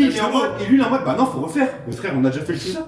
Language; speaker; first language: French; native; French